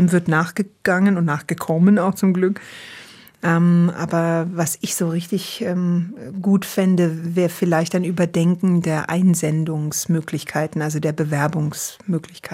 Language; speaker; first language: German; native; German